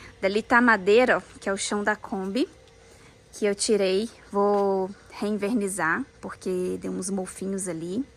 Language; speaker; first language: Portuguese; native; Portuguese